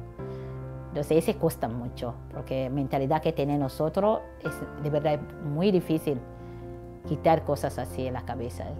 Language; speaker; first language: Spanish; non-native, learner; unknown